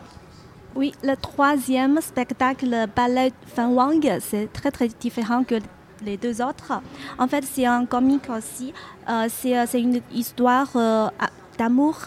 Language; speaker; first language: French; non-native, fluent; Chinese